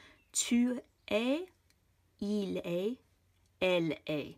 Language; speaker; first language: French; non-native, fluent; English